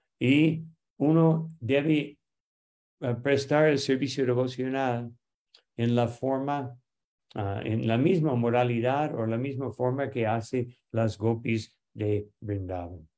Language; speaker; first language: Spanish; non-native, fluent; English